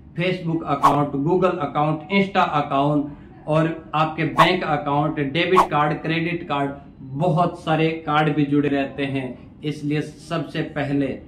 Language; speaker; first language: Hindi; native; Hindi